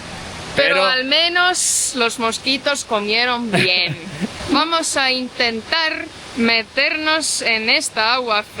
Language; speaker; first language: Spanish; non-native, fluent; Portuguese